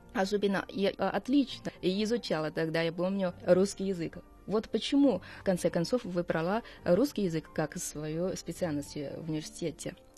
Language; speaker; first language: Russian; non-native, fluent; Chinese